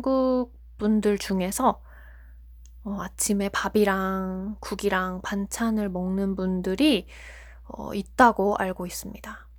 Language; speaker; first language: Korean; non-native, fluent; Japanese